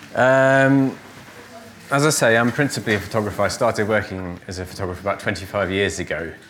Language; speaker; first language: English; native; English